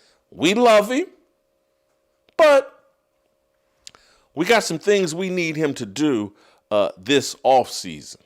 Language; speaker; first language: English; native; English